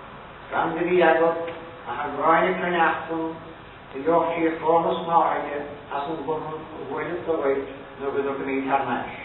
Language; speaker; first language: Irish; native; Irish